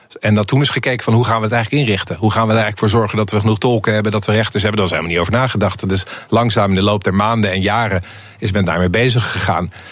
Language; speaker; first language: Dutch; native; Dutch